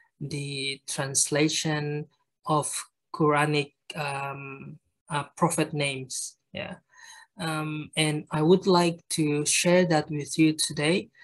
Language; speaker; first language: English; non-native, fluent; Indonesian